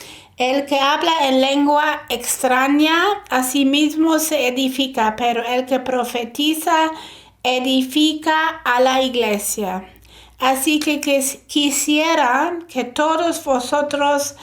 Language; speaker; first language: Spanish; non-native, fluent; German